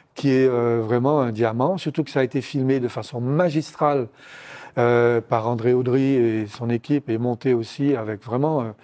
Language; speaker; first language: French; native; French